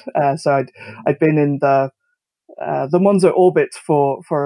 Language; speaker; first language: English; native; English